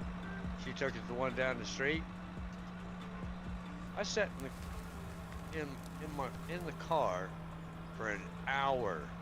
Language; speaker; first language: English; native; English